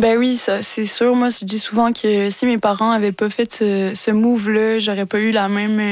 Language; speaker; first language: French; native; French